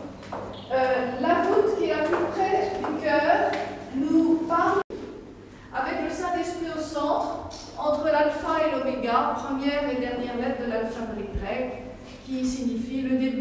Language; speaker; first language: French; native; French